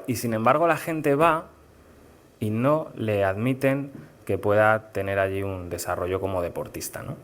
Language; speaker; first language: Spanish; native; Spanish